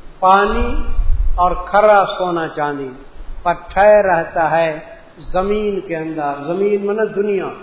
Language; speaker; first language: Urdu; non-native, local second language; Punjabi